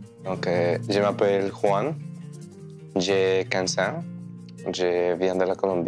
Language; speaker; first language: French; early bilingual, other home language; Spanish